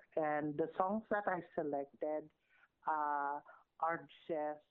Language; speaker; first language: English; non-native, local second language; Filipino